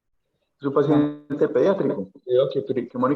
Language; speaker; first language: Spanish; native; Spanish